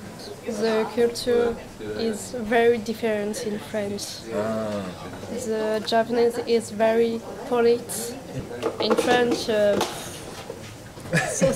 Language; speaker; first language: English; non-native, learner; French